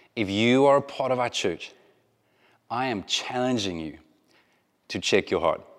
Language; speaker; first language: English; native; English